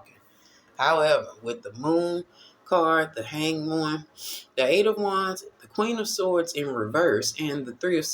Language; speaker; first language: English; native; English